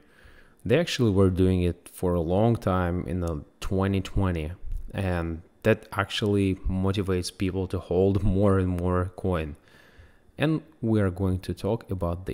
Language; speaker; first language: English; non-native, fluent; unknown